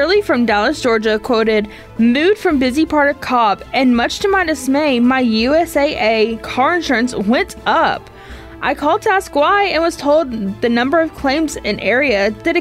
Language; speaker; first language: English; native; English